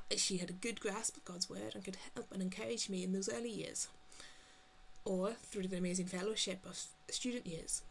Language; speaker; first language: English; native; English